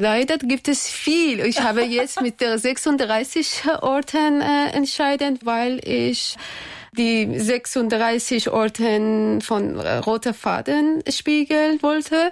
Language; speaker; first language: German; non-native, fluent; Persian